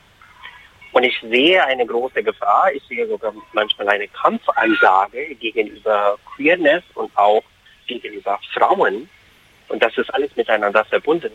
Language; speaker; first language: German; non-native, fluent; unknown